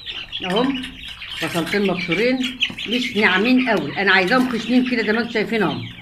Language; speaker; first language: Arabic; native; Arabic